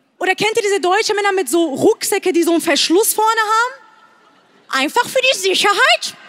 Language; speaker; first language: German; early bilingual, other home language; Persian